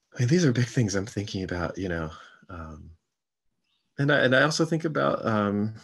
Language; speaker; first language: English; native; English